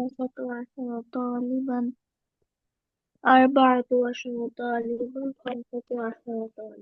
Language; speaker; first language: Arabic; non-native, learner; Bangla